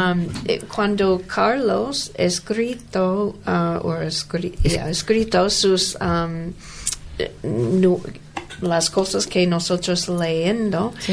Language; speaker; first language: Spanish; non-native, learner; English